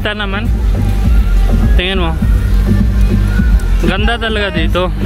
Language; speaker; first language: Filipino; non-native, learner; Punjabi